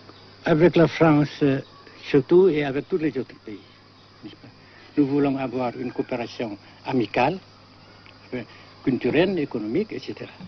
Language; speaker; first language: French; non-native, fluent; Vietnamese